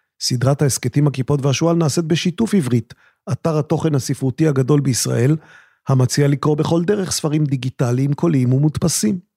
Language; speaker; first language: Hebrew; native; Hebrew